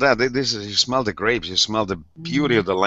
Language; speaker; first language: English; non-native, fluent; Italian